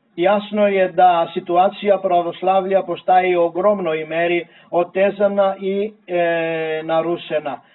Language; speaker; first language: Serbian; non-native, fluent; Greek